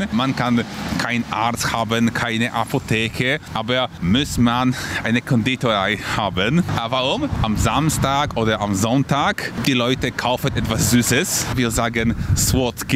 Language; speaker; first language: German; non-native, fluent; Polish